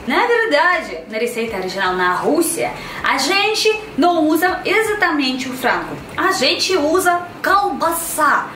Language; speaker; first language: Portuguese; non-native, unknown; Russian